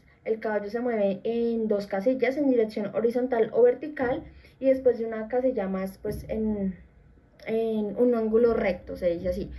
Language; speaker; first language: Spanish; native; Spanish